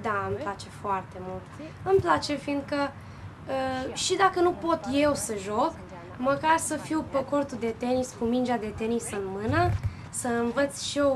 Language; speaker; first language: Romanian; early bilingual, heritage; Romanian